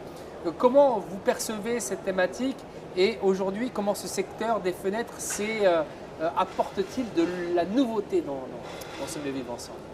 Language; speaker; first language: French; non-native, local second language; Arabic